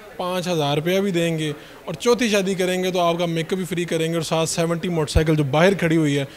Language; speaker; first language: Urdu; non-native, local second language; Punjabi